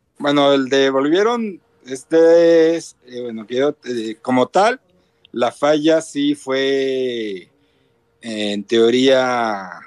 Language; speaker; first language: Spanish; native; Spanish